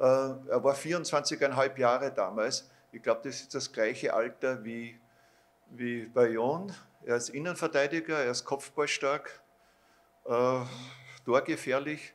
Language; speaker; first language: German; native; German